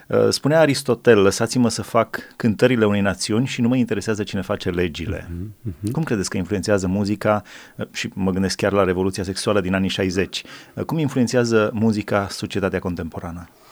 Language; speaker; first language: Romanian; native; Romanian